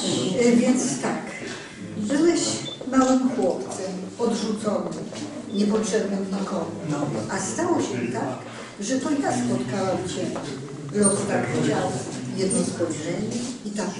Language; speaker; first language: Polish; native; Polish